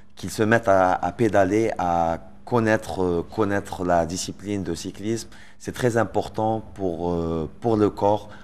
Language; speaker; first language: French; non-native, local second language; Arabic